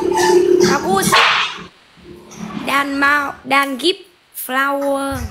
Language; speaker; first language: Indonesian; non-native, learner; Vietnamese